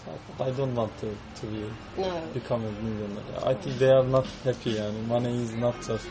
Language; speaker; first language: English; non-native, learner; Turkish